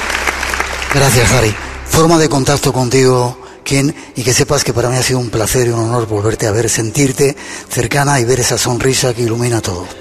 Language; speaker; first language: Spanish; native; Spanish